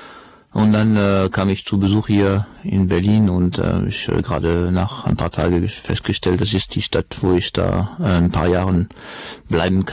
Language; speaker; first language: German; non-native, fluent; French